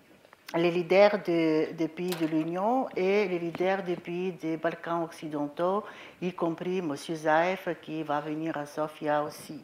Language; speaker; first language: French; non-native, fluent; Bulgarian